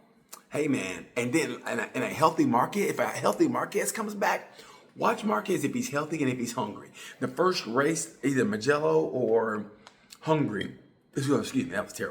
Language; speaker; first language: English; native; English